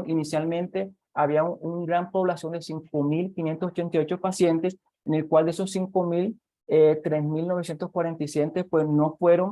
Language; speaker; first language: Spanish; native; Spanish